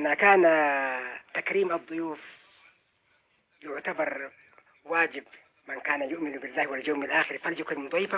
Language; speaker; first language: Arabic; non-native, fluent; Oromo